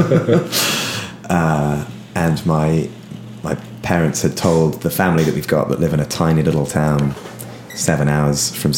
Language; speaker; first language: English; native; English